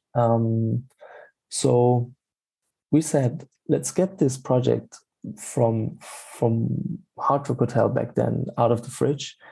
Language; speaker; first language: English; non-native, fluent; German